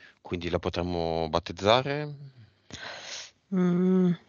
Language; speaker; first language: Italian; native; Italian